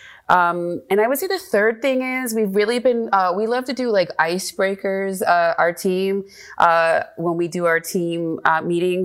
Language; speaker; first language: English; native; English